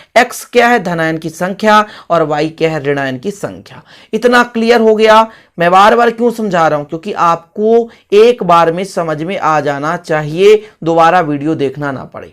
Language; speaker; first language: Hindi; native; Hindi